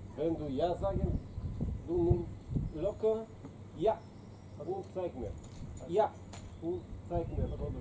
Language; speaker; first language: German; non-native, learner; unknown